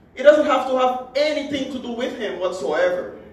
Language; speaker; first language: English; non-native, fluent; Haitian Creole